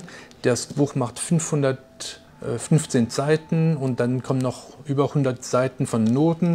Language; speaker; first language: German; non-native, fluent; French